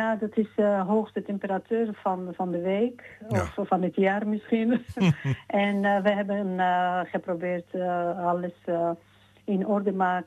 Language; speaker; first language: Dutch; non-native, fluent; Georgian